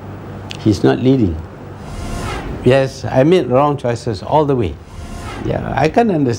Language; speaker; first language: English; non-native, local second language; Malay